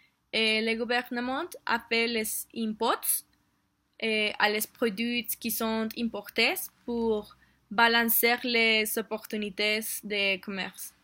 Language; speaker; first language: French; non-native, learner; Spanish